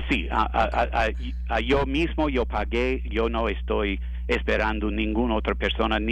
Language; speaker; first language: Spanish; non-native, learner; English